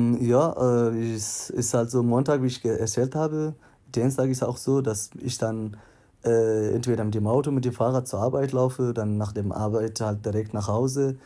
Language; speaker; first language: German; non-native, fluent; Tigrinya